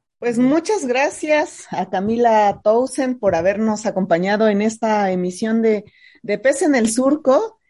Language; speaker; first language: Spanish; native; Spanish